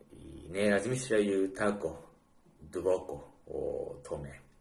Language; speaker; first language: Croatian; non-native, learner; Japanese